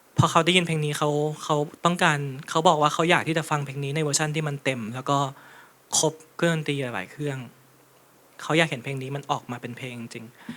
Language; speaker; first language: Thai; native; Thai